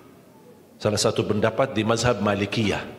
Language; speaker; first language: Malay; non-native, fluent; Arabic